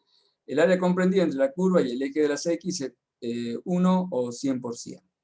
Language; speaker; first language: Spanish; native; Spanish